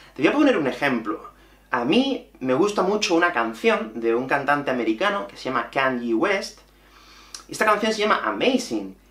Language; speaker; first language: Spanish; native; Spanish